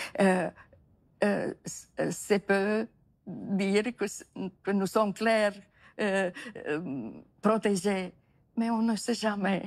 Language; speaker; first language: French; non-native, fluent; Romanian